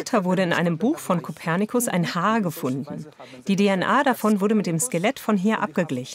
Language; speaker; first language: German; native; German